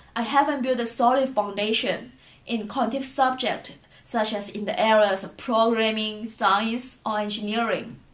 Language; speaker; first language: English; non-native, fluent; Chinese